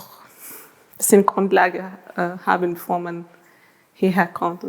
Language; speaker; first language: German; non-native, fluent; Arabic